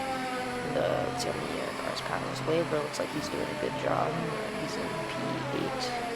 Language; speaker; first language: English; native; English